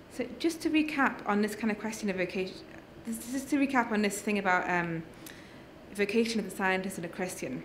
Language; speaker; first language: English; native; English